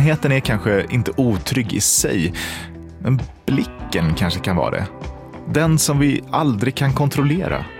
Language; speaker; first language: Swedish; native; Swedish